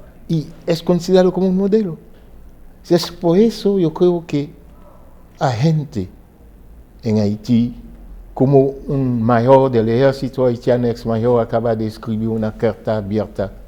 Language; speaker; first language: Spanish; non-native, fluent; Haitian Creole